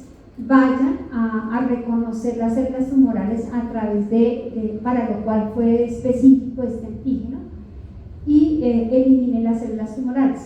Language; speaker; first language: Spanish; native; Spanish